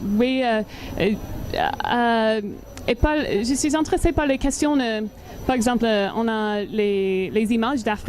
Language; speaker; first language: French; non-native, learner; English